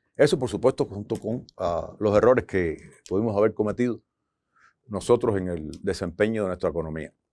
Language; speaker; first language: Spanish; native; Spanish